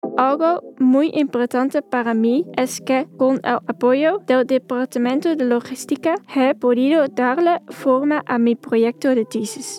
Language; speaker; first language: Spanish; non-native, fluent; Dutch